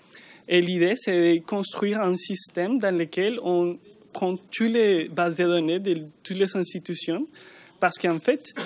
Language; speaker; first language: French; non-native, learner; Spanish